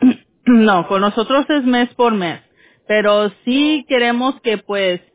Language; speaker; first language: Spanish; early bilingual, heritage; Spanish